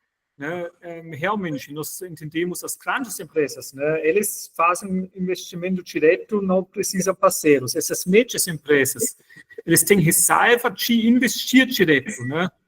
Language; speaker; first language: Portuguese; non-native, fluent; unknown